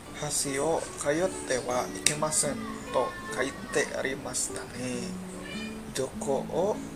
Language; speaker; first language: Japanese; non-native, learner; Indonesian